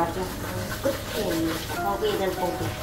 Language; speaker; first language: Korean; non-native, learner; Vietnamese